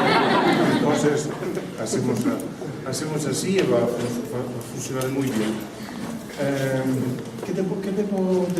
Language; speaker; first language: Spanish; non-native, fluent; Italian